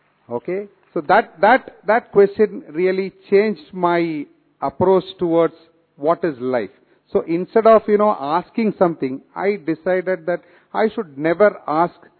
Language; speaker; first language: English; non-native, local second language; Tamil